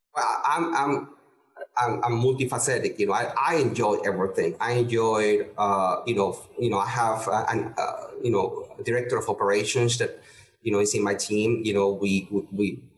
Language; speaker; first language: English; non-native, fluent; Spanish